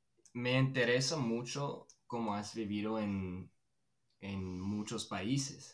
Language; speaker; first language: Spanish; non-native, fluent; English